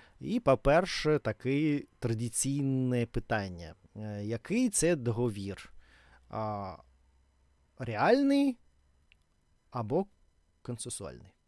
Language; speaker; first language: Ukrainian; non-native, learner; Russian